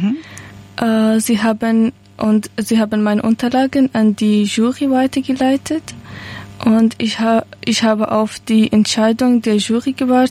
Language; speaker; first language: German; non-native, learner; Persian